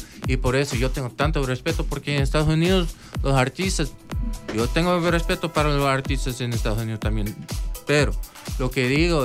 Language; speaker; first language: Spanish; early bilingual, heritage; English